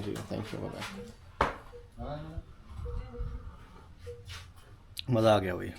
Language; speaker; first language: English; non-native, local second language; Urdu